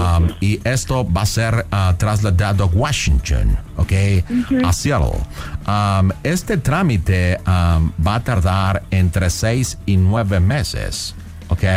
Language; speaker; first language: Spanish; non-native, local second language; English